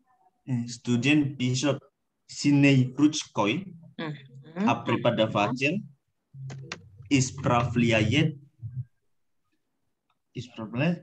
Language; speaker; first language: Russian; non-native, learner; Indonesian